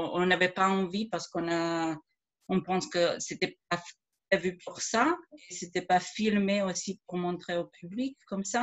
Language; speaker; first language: French; non-native, fluent; Croatian